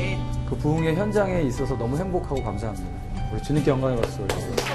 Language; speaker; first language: Korean; native; Korean